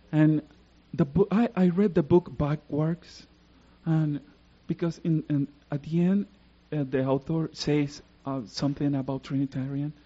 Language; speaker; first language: English; non-native, fluent; Spanish